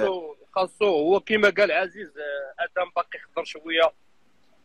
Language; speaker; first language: Arabic; native; Arabic